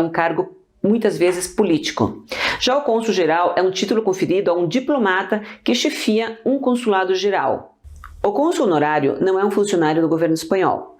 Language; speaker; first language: Portuguese; early bilingual, other home language; Spanish